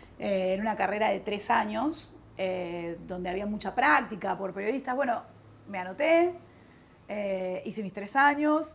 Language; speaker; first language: Spanish; native; Spanish